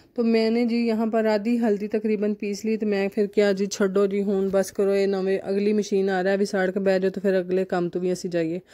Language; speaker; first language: Urdu; non-native, local second language; Punjabi